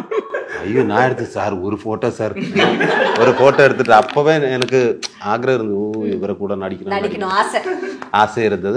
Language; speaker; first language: Tamil; non-native, learner; Malayalam